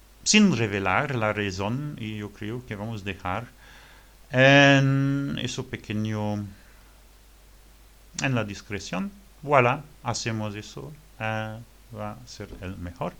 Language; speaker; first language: Spanish; non-native, learner; French